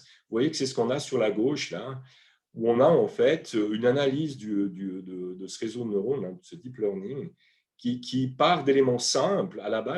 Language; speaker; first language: French; native; French